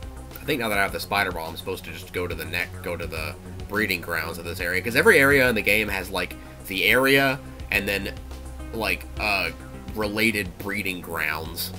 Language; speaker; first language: English; native; English